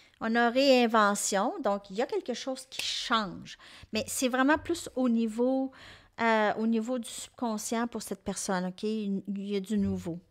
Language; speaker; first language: French; native; French